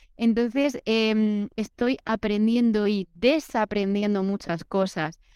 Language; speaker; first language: Spanish; native; Spanish